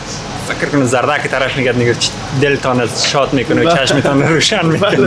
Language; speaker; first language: Persian; native; Persian